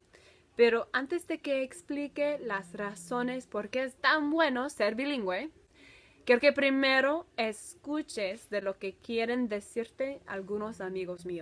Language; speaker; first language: Spanish; non-native, fluent; English